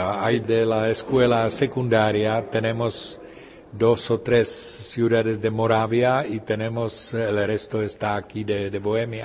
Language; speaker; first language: Spanish; non-native, fluent; Czech